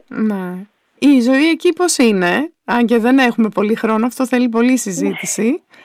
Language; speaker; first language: Greek; native; Greek